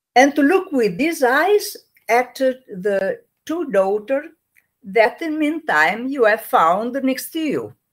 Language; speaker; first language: English; non-native, learner; Italian